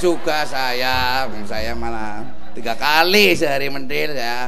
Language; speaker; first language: Indonesian; non-native, local second language; Javanese